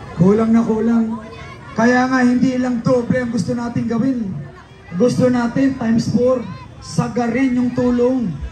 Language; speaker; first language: Filipino; native; Filipino